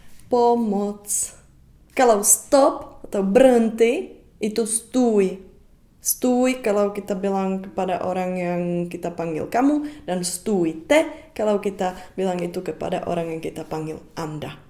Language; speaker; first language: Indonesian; non-native, fluent; Czech